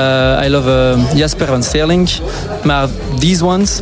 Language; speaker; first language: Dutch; non-native, local second language; French